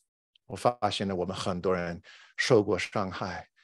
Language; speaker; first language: Chinese; non-native, fluent; English